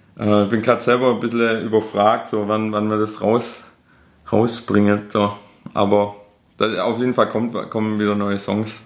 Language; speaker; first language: German; native; German